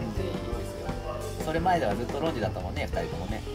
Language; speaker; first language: Japanese; native; Japanese